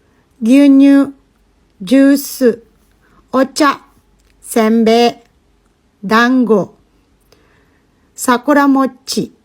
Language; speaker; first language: Japanese; non-native, fluent; Filipino